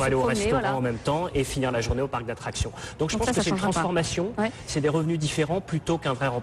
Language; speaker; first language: French; native; French